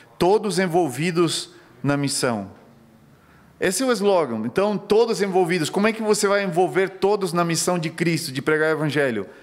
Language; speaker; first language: Portuguese; non-native, fluent; Spanish